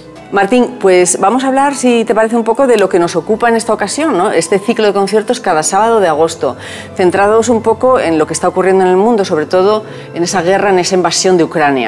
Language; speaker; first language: Spanish; native; Spanish